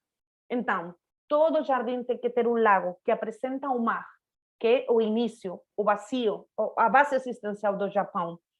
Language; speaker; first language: Portuguese; non-native, fluent; Spanish